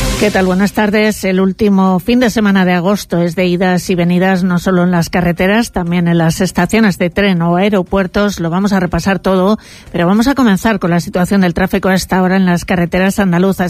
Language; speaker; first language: Spanish; native; Spanish